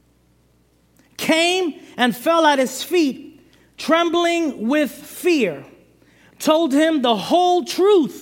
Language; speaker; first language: English; native; English